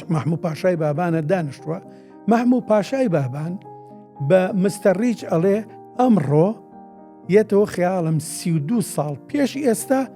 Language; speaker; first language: Central Kurdish; native; Central Kurdish